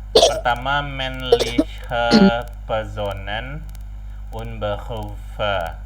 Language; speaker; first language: German; non-native, fluent; Indonesian